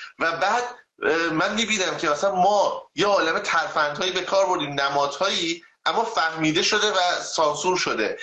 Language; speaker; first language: Persian; native; Persian